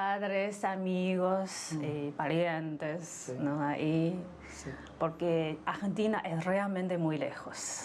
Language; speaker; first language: Spanish; non-native, fluent; Chinese